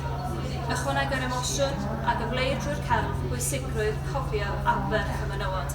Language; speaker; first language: Welsh; native; Welsh